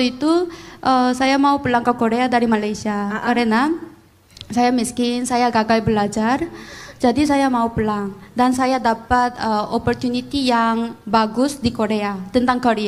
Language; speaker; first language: Indonesian; non-native, fluent; Korean